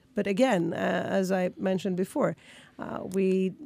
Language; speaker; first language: English; non-native, fluent; Greek